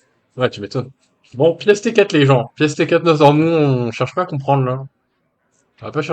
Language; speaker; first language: French; native; French